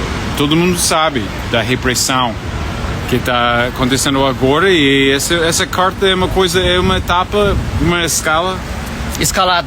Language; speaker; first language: Portuguese; non-native, fluent; English